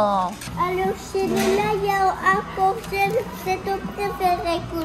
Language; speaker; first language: French; early bilingual, heritage; French